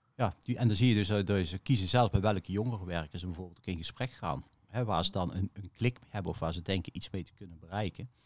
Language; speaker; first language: Dutch; native; Dutch